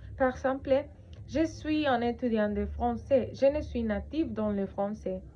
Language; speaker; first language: French; non-native, learner; Spanish